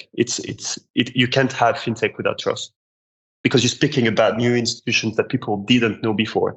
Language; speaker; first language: English; non-native, fluent; French